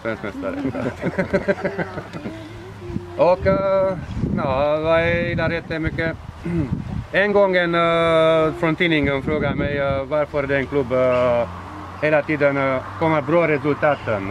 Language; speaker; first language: Swedish; non-native, learner; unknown